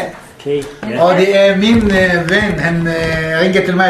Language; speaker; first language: Danish; non-native, learner; Arabic